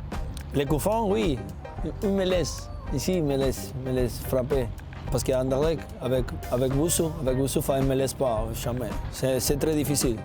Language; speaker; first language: French; non-native, learner; Spanish